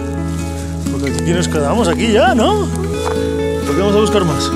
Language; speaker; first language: Spanish; native; Spanish